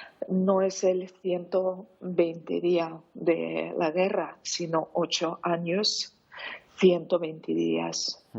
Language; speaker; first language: Spanish; non-native, fluent; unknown